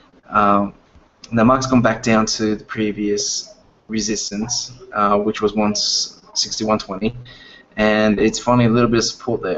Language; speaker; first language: English; native; English